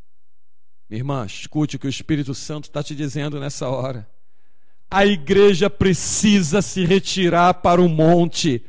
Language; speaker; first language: Portuguese; native; Portuguese